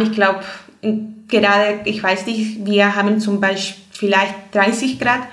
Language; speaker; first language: German; non-native, fluent; Spanish